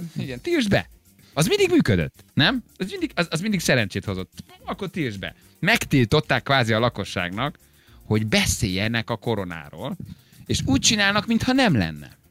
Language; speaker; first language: Hungarian; native; Hungarian